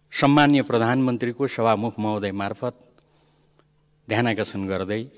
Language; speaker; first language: Nepali; non-native, local second language; Limbu